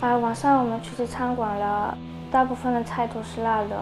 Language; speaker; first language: Chinese; non-native, learner; French